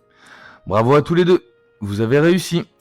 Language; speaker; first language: French; native; French